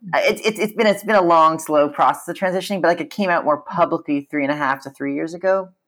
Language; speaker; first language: English; native; English